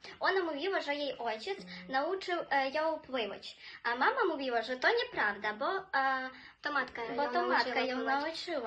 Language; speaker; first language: Polish; non-native, learner; Ukrainian